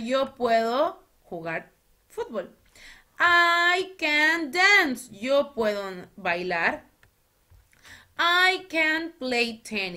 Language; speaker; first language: Spanish; native; Spanish